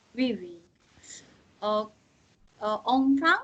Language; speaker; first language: French; non-native, learner; Korean